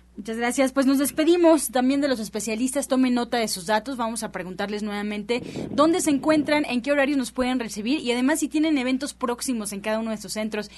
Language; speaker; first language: Spanish; native; Spanish